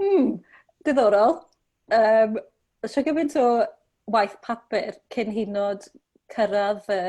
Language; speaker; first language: Welsh; native; Welsh